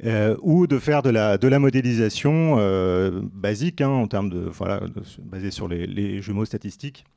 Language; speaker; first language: French; native; French